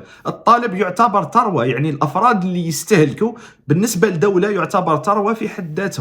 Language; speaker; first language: Arabic; native; Arabic